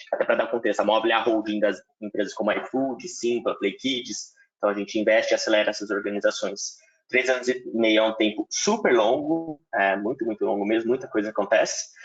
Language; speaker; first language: Portuguese; native; Portuguese